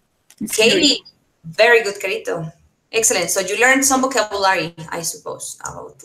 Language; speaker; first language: English; non-native, fluent; Spanish